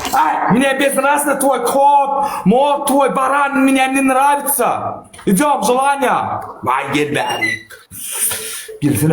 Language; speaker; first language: Russian; non-native, learner; Turkmen